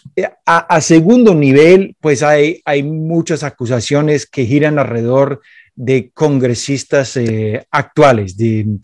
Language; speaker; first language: Spanish; non-native, fluent; English